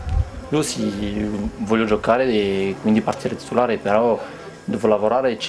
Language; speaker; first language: Italian; non-native, fluent; French